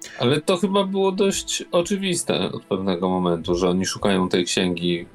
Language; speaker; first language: Polish; native; Polish